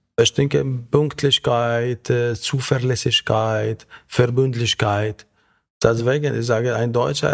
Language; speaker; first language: German; non-native, fluent; Arabic